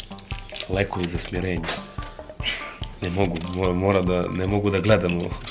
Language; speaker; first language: Bosnian; native; Bosnian